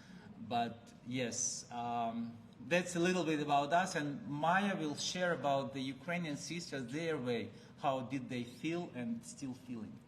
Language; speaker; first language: English; non-native, learner; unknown